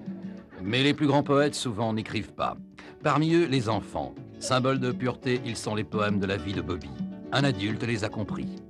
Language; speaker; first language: French; native; French